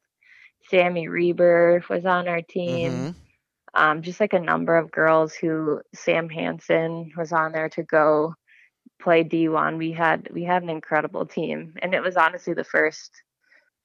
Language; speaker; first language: English; native; English